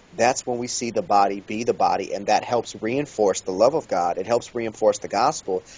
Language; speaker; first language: English; native; English